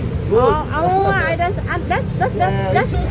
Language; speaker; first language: English; non-native, learner; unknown